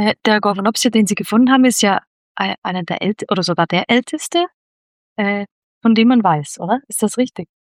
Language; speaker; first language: German; native; German